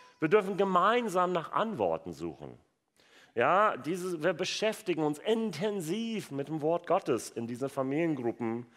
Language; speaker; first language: German; non-native, fluent; English